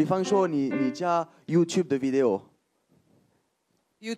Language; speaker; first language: Chinese; non-native, learner; French